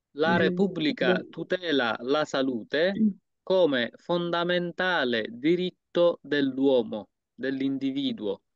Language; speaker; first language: Italian; non-native, fluent; Bangla